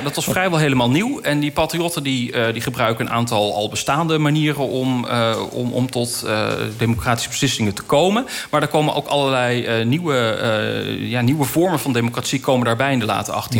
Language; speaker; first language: Dutch; native; Dutch